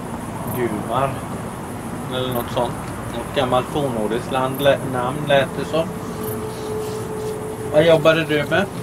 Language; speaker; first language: Swedish; native; Swedish